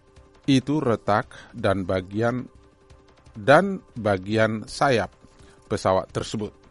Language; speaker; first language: Indonesian; native; Indonesian